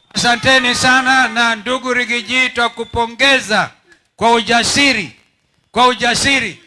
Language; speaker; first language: Swahili; non-native, local second language; Kamba